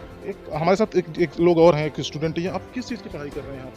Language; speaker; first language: Hindi; native; Hindi